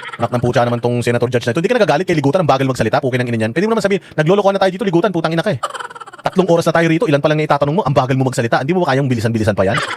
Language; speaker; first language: Filipino; native; Filipino